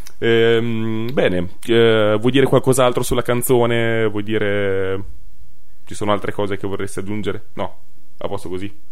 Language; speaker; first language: Italian; native; Italian